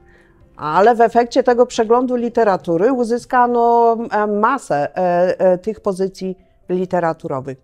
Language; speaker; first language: Polish; native; Polish